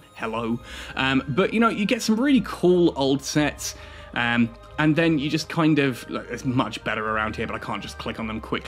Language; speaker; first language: English; native; English